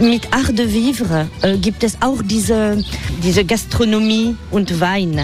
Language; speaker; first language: German; non-native, learner; French